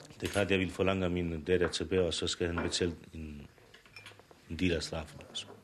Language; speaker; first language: Danish; non-native, fluent; Romany